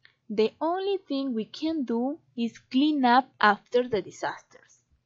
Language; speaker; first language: English; non-native, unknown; Spanish